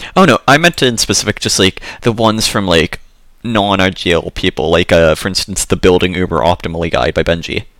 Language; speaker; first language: English; native; English